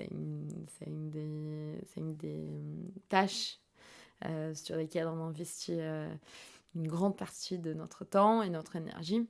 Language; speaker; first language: French; non-native, fluent; Portuguese